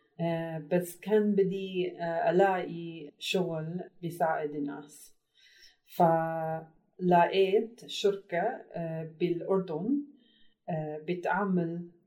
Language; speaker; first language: Arabic; non-native, learner; English